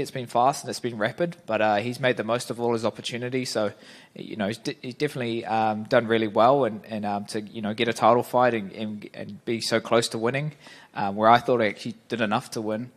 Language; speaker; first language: English; native; English